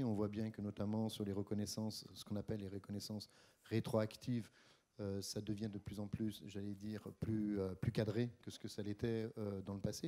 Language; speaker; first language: French; native; French